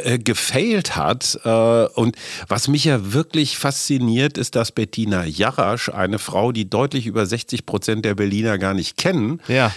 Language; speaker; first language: German; native; German